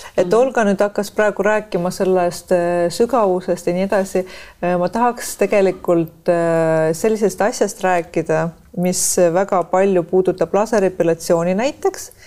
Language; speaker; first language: Estonian; non-native, local second language; Russian